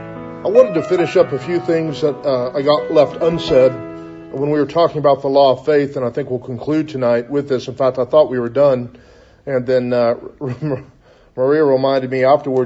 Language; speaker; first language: English; native; English